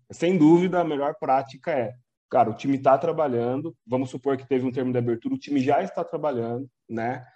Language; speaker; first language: Portuguese; native; Portuguese